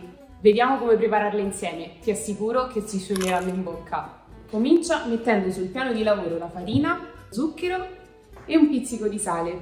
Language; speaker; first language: Italian; native; Italian